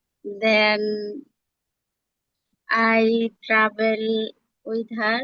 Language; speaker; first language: English; non-native, learner; Bangla